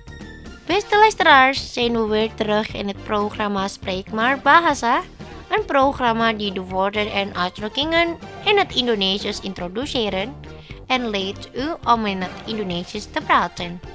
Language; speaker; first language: Dutch; non-native, fluent; Indonesian